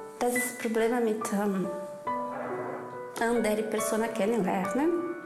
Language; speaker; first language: German; non-native, learner; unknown